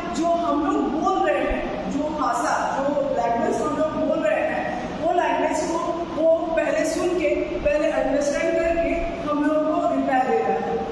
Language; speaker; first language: Hindi; non-native, local second language; Odia